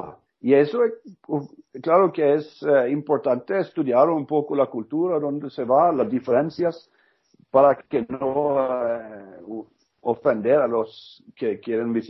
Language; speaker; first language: Spanish; non-native, learner; Norwegian